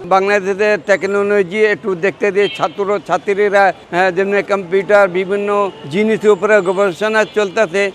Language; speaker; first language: Bangla; non-native, local second language; Urdu